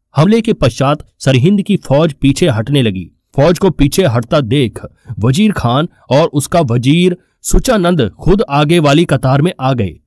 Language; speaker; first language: Hindi; non-native, local second language; Punjabi